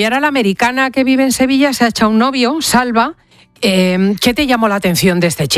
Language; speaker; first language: Spanish; native; Spanish